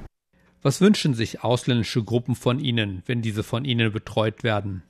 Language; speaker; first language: German; non-native, fluent; Chinese